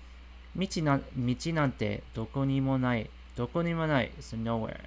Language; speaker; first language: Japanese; non-native, fluent; English